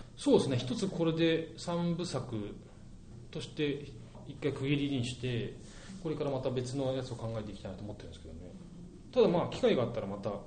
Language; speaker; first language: Japanese; native; Japanese